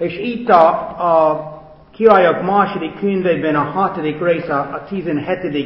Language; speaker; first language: Hungarian; non-native, fluent; English